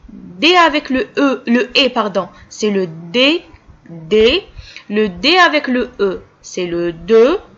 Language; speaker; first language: French; non-native, local second language; Arabic